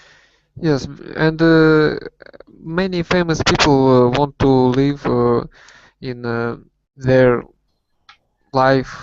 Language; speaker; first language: English; non-native, learner; Russian